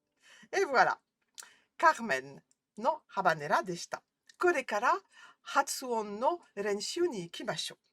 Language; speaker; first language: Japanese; non-native, fluent; French